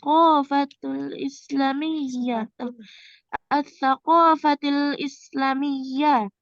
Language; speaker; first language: Arabic; non-native, learner; Indonesian